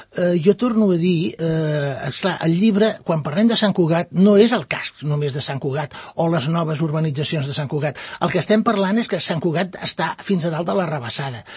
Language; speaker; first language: Catalan; non-native, local second language; Spanish